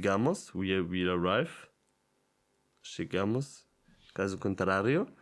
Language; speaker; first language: Portuguese; non-native, learner; Italian